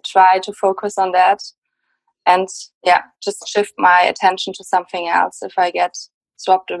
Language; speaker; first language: English; non-native, fluent; German